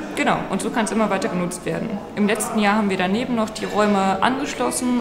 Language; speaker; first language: German; native; German